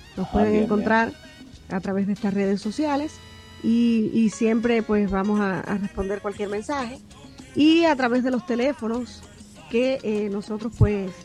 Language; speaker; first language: Spanish; native; Spanish